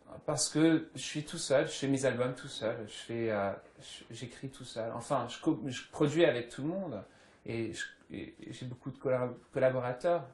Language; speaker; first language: French; early bilingual, other home language; English